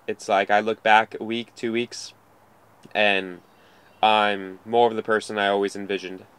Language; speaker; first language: English; native; English